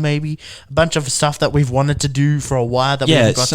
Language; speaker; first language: English; native; English